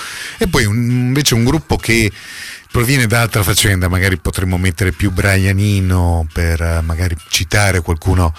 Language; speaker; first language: Italian; native; Italian